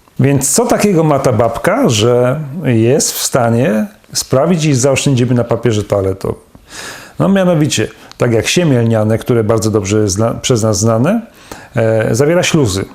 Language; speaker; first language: Polish; native; Polish